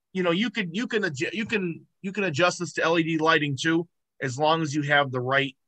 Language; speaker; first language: English; native; English